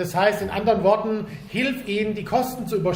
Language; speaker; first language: German; native; German